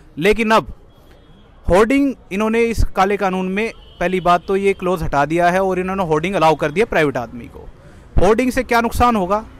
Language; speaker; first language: Hindi; native; Hindi